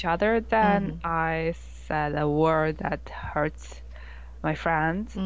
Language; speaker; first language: English; non-native, learner; Korean